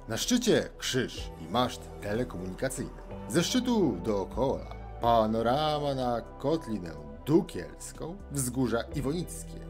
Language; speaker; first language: Polish; native; Polish